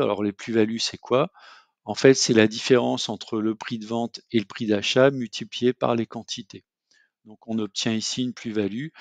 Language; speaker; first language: French; native; French